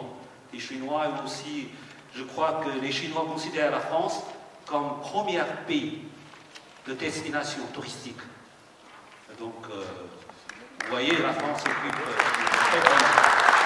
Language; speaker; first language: French; non-native, fluent; Chinese